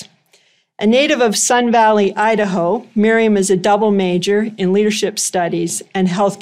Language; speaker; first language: English; native; English